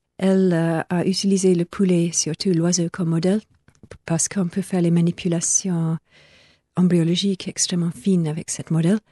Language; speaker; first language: French; non-native, fluent; English